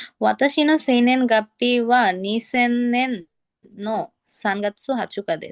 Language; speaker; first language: Japanese; non-native, learner; Bangla